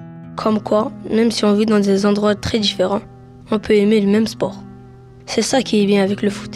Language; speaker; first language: French; early bilingual, other home language; Arabic